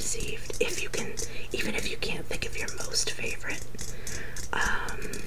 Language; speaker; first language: English; native; English